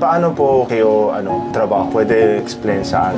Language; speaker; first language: Filipino; non-native, learner; Arabic